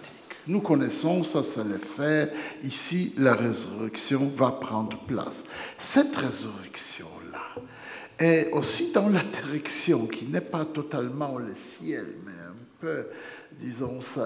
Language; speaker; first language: French; non-native, fluent; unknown